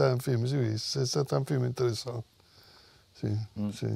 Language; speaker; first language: French; non-native, fluent; Italian